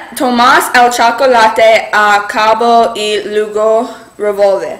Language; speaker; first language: Spanish; non-native, learner; English